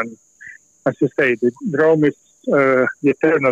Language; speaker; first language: English; non-native, fluent; Italian